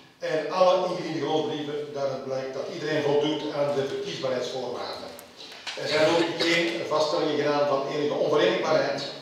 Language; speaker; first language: Dutch; native; Dutch